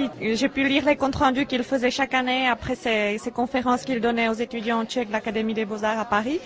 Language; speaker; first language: French; non-native, fluent; Czech